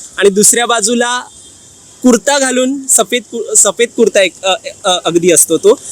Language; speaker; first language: Marathi; native; Marathi